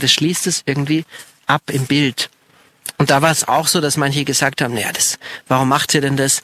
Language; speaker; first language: German; native; German